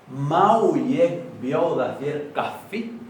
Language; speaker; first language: Icelandic; non-native, learner; Spanish